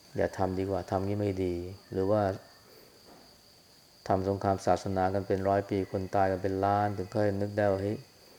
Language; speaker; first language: Thai; native; Thai